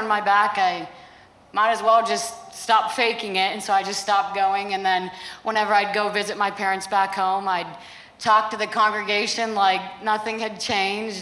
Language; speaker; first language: English; native; English